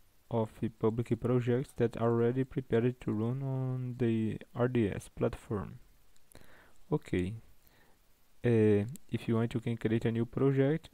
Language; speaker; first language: English; non-native, fluent; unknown